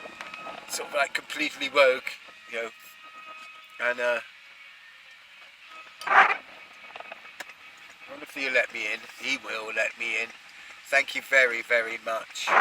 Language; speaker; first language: English; native; English